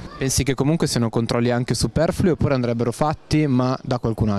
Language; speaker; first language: Italian; native; Italian